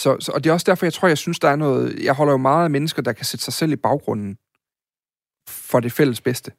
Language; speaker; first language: Danish; native; Danish